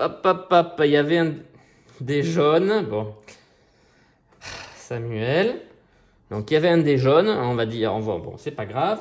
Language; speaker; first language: French; native; French